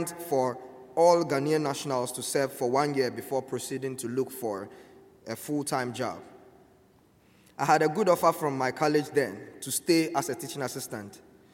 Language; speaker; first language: English; non-native, local second language; Akan